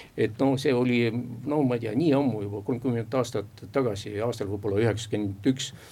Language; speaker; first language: Estonian; non-native, local second language; Russian